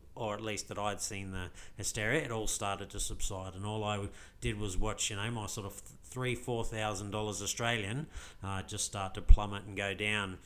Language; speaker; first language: English; native; English